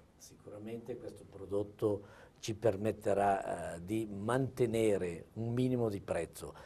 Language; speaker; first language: Italian; native; Italian